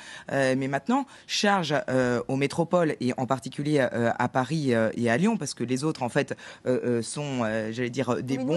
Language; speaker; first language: French; native; French